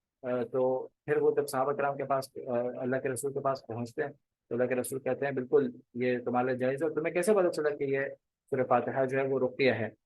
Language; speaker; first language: Urdu; native; Urdu